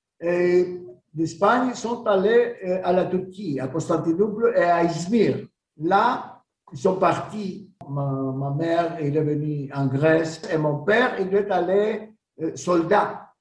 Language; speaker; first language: French; non-native, learner; Greek